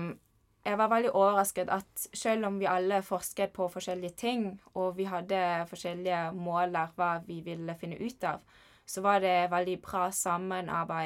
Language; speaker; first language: Norwegian; non-native, fluent; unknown